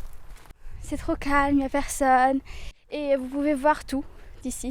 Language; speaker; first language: French; non-native, local second language; Arabic